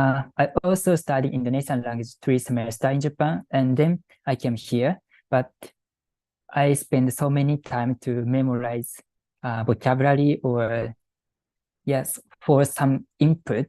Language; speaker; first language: English; non-native, fluent; Japanese